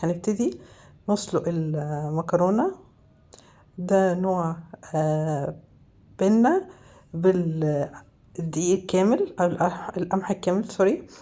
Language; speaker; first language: Arabic; native; Arabic